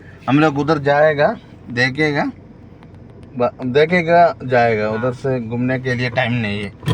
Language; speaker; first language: Hindi; non-native, local second language; Malayalam